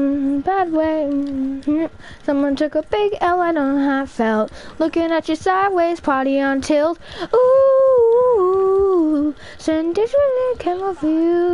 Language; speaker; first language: English; native; English